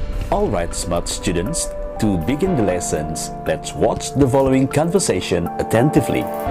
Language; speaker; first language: English; non-native, fluent; Indonesian